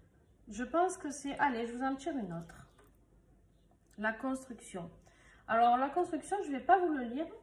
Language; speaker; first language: French; native; French